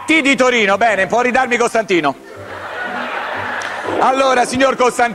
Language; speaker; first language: Italian; native; Italian